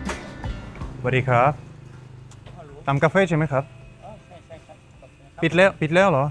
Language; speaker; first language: Thai; non-native, learner; Russian